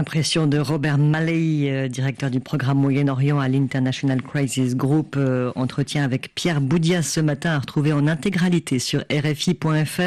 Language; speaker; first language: French; native; French